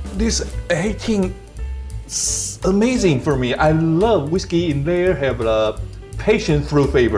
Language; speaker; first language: English; non-native, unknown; Chinese